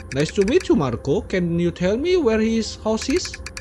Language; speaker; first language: English; non-native, learner; Indonesian